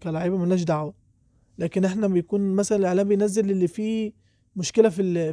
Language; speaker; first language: Arabic; native; Arabic